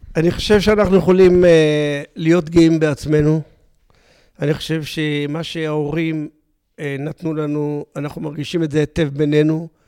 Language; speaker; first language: Hebrew; native; Hebrew